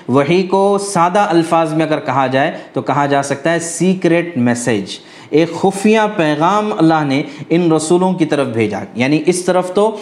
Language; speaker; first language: Urdu; native; Urdu